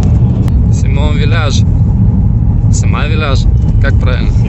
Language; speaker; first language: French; non-native, learner; Russian